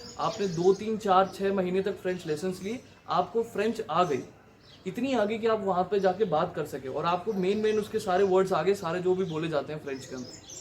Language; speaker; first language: Hindi; native; Hindi